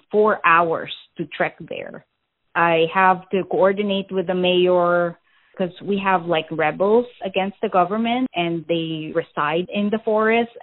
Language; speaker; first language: English; non-native, local second language; Filipino